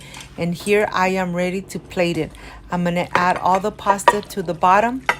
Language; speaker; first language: English; non-native, fluent; Spanish